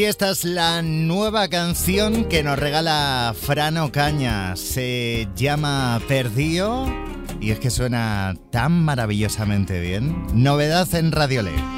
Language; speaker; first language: Spanish; native; Spanish